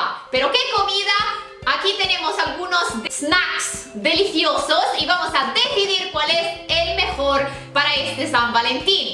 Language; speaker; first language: Spanish; non-native, fluent; Italian